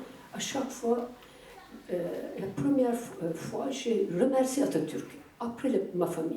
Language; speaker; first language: French; non-native, fluent; Turkish